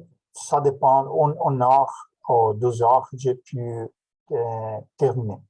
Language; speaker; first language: French; non-native, learner; Portuguese